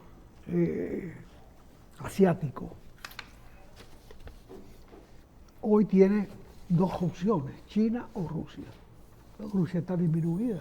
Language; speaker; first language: Spanish; native; Spanish